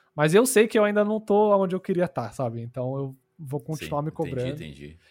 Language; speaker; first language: Portuguese; early bilingual, other home language; English